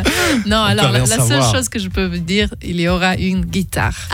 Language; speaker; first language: French; non-native, local second language; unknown